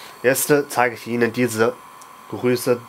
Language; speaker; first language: German; non-native, learner; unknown